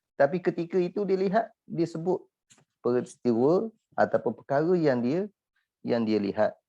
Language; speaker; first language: Malay; native; Malay